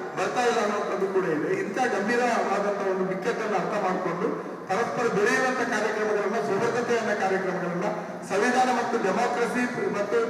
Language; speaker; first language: Kannada; non-native, local second language; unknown